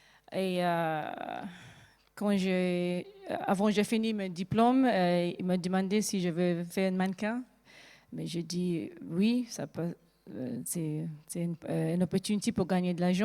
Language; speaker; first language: French; non-native, learner; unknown